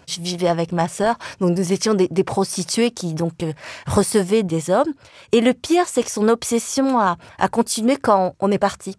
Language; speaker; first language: French; early bilingual, other home language; Vietnamese